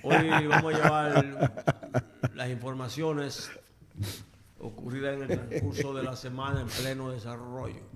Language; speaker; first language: Spanish; native; Spanish